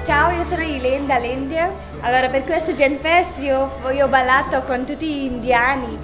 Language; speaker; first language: Italian; non-native, fluent; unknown